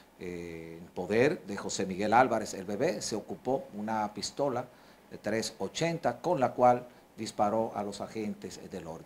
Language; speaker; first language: Spanish; native; Spanish